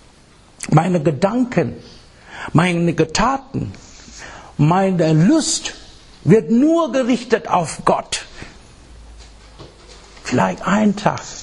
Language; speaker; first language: German; non-native, fluent; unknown